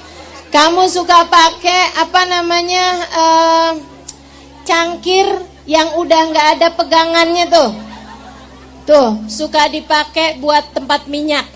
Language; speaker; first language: Indonesian; native; Indonesian